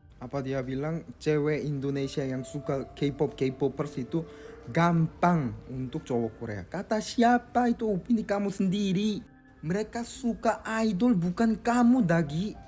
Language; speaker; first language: Indonesian; non-native, fluent; Korean